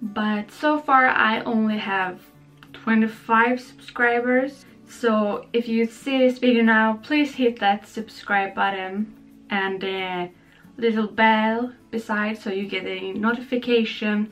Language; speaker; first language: English; non-native, fluent; Swedish